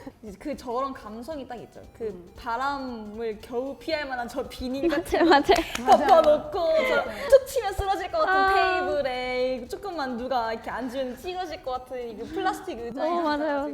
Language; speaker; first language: Korean; native; Korean